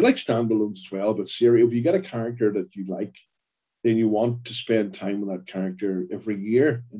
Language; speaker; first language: English; native; English